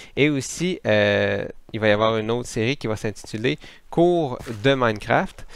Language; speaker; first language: French; native; French